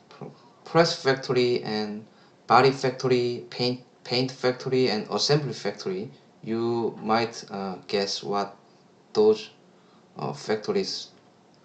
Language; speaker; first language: English; non-native, learner; Korean